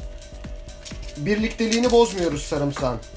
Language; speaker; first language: Turkish; native; Turkish